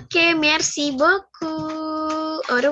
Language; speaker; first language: French; non-native, fluent; Indonesian